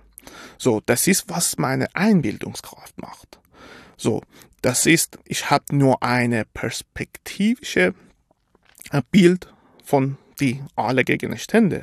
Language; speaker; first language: German; non-native, fluent; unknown